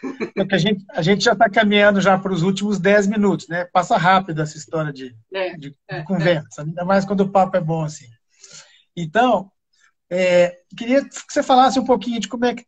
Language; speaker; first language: Portuguese; native; Portuguese